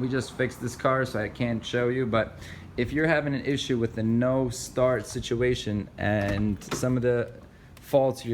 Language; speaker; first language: English; native; English